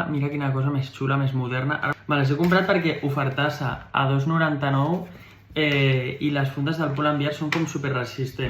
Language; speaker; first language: Catalan; native; Catalan